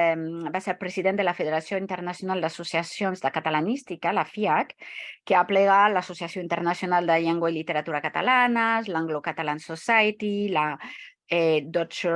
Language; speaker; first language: Catalan; non-native, fluent; French